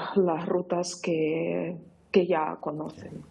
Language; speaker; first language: Spanish; non-native, fluent; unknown